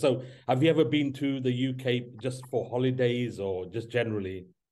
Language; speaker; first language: English; native; English